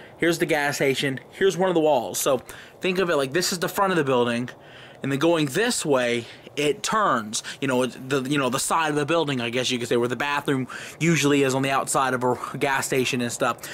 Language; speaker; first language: English; native; English